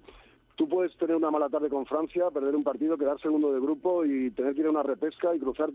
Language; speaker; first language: Spanish; native; Spanish